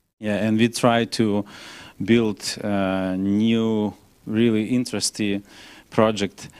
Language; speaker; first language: English; non-native, learner; Ukrainian